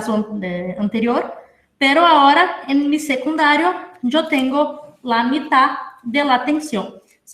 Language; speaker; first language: Spanish; non-native, fluent; Portuguese